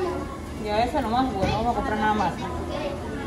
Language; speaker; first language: Spanish; native; Spanish